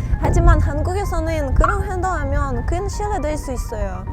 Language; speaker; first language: Korean; non-native, fluent; Russian